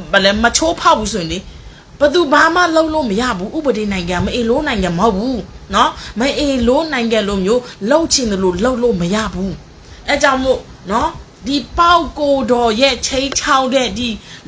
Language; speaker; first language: Burmese; non-native, local second language; S'gaw Karen